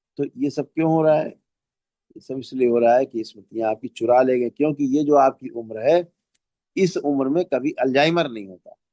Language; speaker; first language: Hindi; native; Hindi